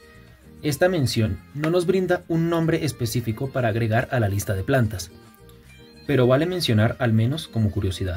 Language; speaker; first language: Spanish; native; Spanish